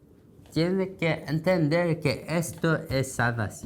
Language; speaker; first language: Spanish; non-native, learner; Korean